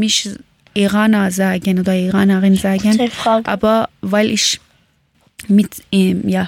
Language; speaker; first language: German; non-native, learner; Persian